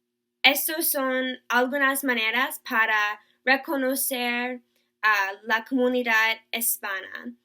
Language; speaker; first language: Spanish; non-native, learner; English